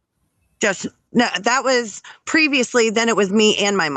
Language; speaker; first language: English; native; English